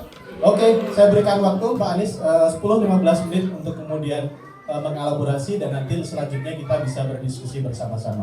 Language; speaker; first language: Indonesian; native; Indonesian